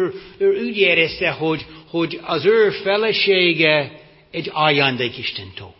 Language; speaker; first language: Hungarian; non-native, fluent; English